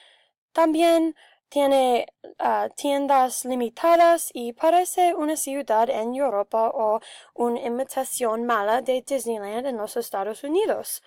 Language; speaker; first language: Spanish; non-native, learner; English